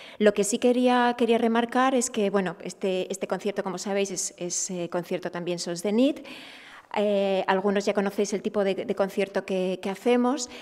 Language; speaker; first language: Spanish; native; Spanish